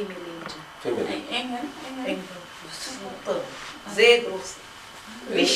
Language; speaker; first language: German; non-native, fluent; Gujarati